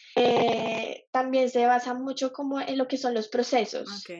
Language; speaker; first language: Spanish; native; Spanish